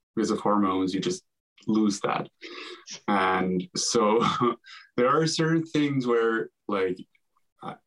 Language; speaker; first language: English; non-native, fluent; Finnish